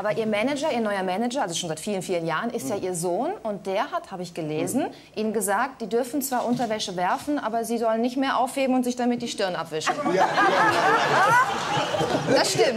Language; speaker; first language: German; native; German